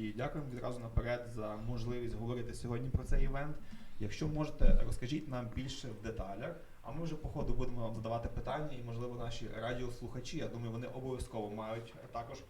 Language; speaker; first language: Ukrainian; native; Ukrainian